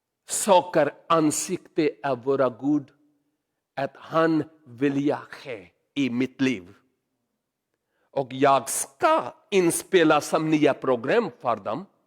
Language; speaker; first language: Swedish; non-native, learner; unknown